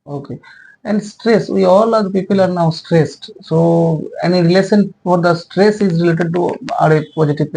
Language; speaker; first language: English; non-native, local second language; Bangla